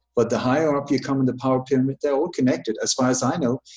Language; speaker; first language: English; early bilingual, other home language; Danish